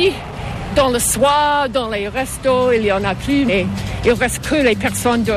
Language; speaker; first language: French; non-native, fluent; English